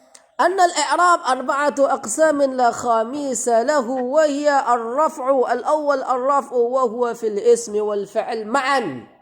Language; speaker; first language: Arabic; non-native, fluent; Indonesian